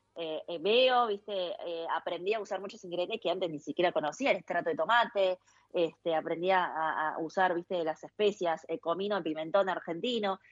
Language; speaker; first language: Spanish; early bilingual, other home language; Chinese